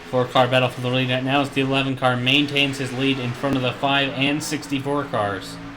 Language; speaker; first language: English; native; English